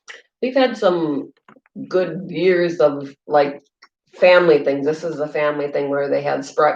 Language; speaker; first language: English; native; English